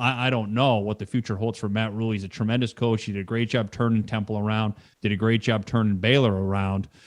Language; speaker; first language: English; native; English